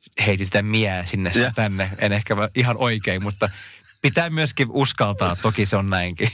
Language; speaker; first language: Finnish; non-native, local second language; Swedish